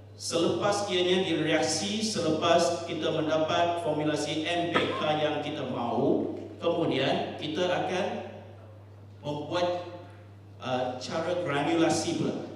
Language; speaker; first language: Malay; non-native, local second language; Chinese